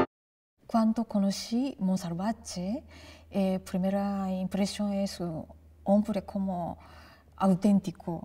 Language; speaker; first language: Spanish; non-native, learner; Japanese